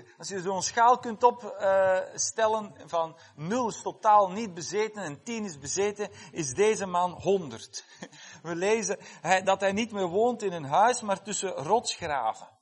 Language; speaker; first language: Dutch; non-native, fluent; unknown